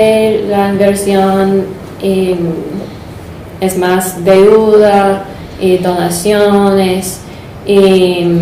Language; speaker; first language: Spanish; non-native, fluent; English